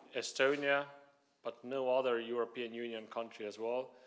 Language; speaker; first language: English; non-native, fluent; Estonian